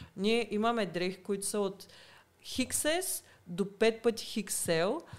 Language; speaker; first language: Bulgarian; early bilingual, heritage; Bulgarian